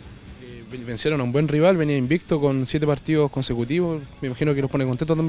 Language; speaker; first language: Spanish; native; Spanish